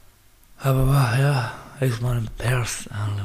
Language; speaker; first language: German; non-native, learner; Baluchi